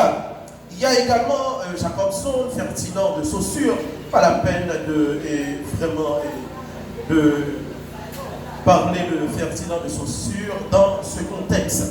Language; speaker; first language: French; non-native, local second language; Haitian Creole